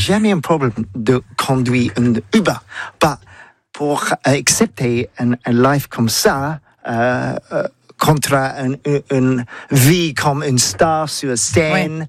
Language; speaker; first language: French; non-native, learner; English